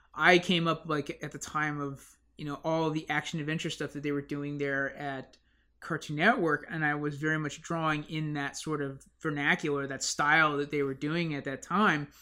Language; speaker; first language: English; native; English